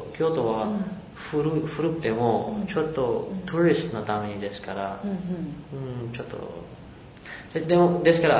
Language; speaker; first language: Japanese; non-native, learner; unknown